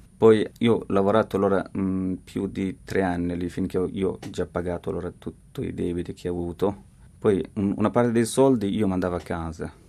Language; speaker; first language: Italian; non-native, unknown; Persian